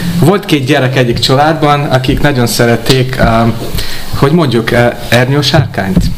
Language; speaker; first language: Hungarian; non-native, fluent; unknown